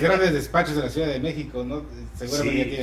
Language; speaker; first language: Spanish; native; Spanish